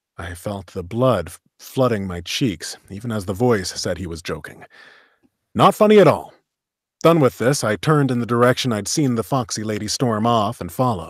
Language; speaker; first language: English; native; English